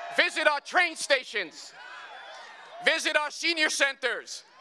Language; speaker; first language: English; early bilingual, other home language; Spanish